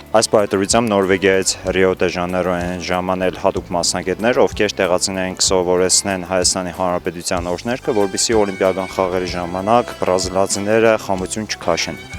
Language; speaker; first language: Armenian; native; Armenian